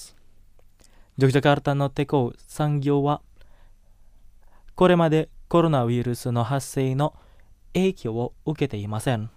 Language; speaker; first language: Japanese; non-native, fluent; Indonesian